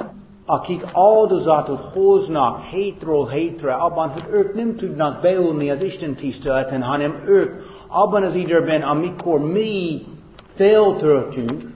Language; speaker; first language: Hungarian; non-native, fluent; English